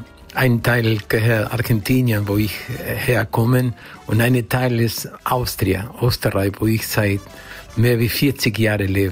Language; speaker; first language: German; non-native, fluent; Spanish